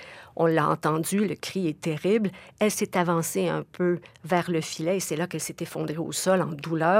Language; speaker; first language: French; native; French